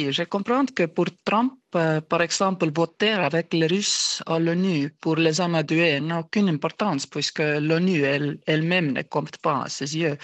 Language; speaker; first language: French; non-native, fluent; Estonian